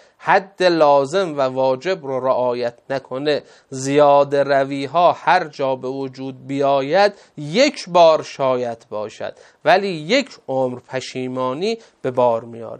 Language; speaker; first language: Persian; native; Persian